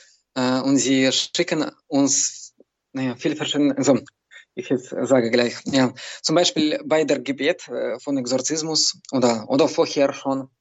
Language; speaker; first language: German; non-native, learner; Belarusian